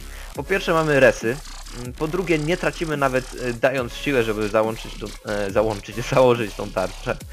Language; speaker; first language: Polish; native; Polish